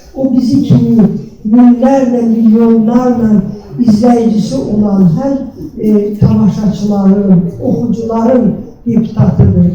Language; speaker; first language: Azerbaijani; non-native, local second language; Lezghian